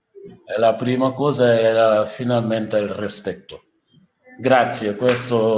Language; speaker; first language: Italian; non-native, learner; Wolof